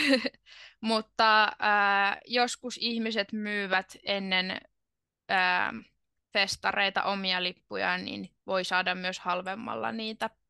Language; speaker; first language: Finnish; native; Finnish